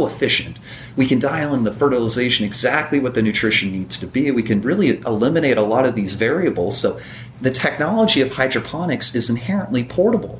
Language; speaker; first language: English; native; English